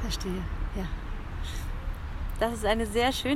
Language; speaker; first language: German; native; German